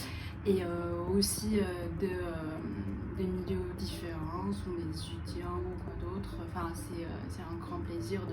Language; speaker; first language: French; non-native, fluent; Chinese